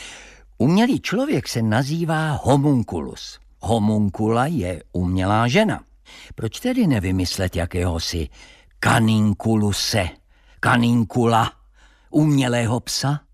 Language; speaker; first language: Czech; native; Czech